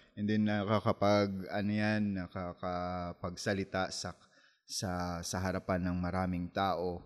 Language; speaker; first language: Filipino; non-native, local second language; Masbatenyo